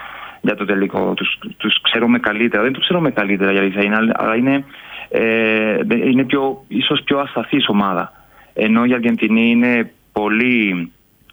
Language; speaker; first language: Greek; non-native, fluent; Spanish